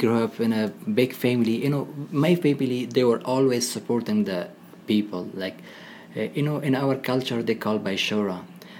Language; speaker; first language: English; non-native, learner; Persian